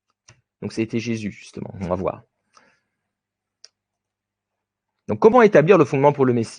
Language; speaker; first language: French; native; French